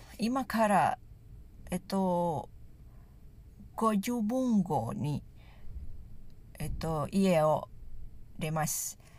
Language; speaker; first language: Japanese; non-native, learner; Malay